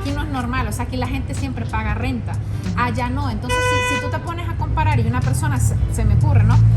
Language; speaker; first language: Spanish; native; Spanish